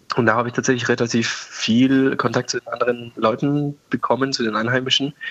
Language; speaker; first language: German; non-native, fluent; Persian